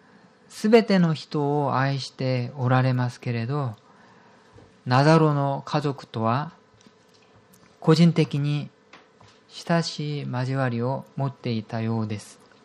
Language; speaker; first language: Japanese; non-native, fluent; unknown